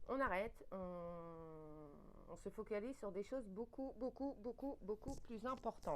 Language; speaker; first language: French; native; French